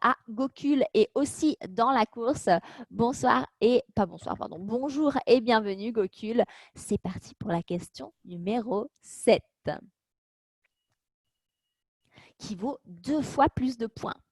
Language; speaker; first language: French; native; French